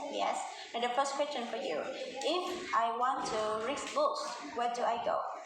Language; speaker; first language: English; non-native, fluent; Vietnamese